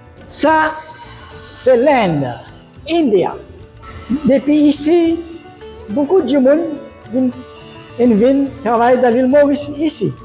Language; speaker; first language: French; non-native, local second language; Morisyen